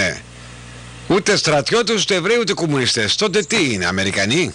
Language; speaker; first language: Greek; native; Greek